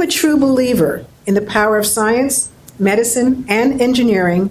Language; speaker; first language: English; native; English